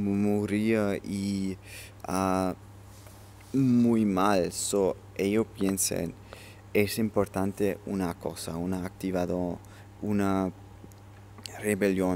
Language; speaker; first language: Spanish; non-native, learner; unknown